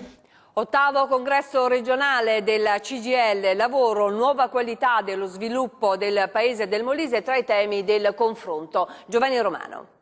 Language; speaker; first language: Italian; native; Italian